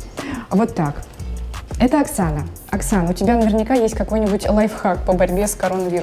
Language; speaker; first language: Russian; native; Russian